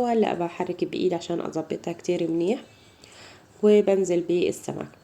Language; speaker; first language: Arabic; native; Arabic